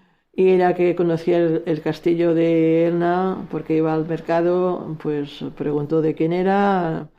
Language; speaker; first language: Spanish; native; Spanish